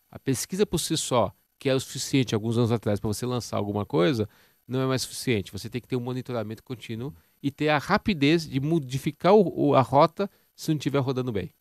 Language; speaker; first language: Portuguese; native; Portuguese